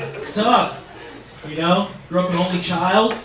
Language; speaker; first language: English; native; English